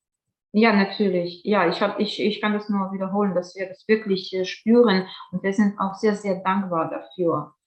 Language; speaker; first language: German; non-native, fluent; Ukrainian